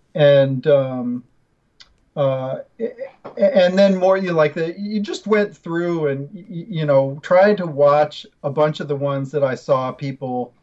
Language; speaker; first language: English; native; English